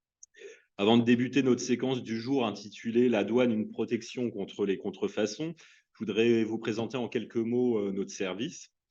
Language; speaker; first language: French; native; French